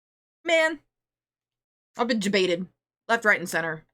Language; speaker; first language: English; native; English